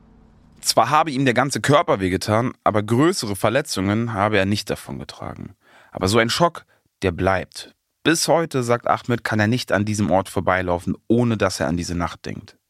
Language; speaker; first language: German; native; German